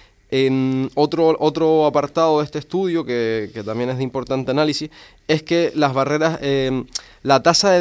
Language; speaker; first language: Spanish; native; Spanish